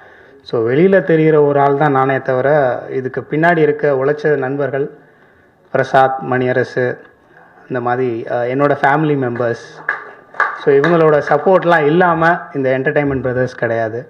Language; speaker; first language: Tamil; native; Tamil